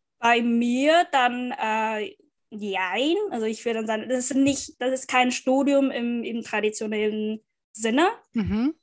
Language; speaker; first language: German; non-native, fluent; Vietnamese